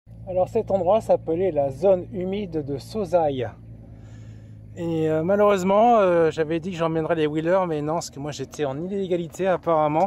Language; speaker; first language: French; native; French